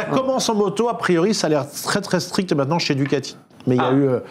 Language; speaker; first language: French; native; French